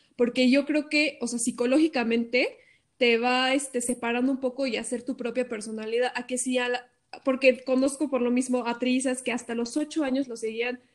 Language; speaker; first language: Spanish; non-native, fluent; Norwegian